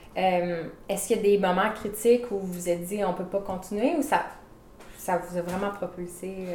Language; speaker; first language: French; native; French